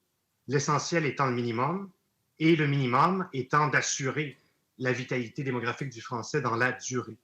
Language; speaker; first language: French; native; French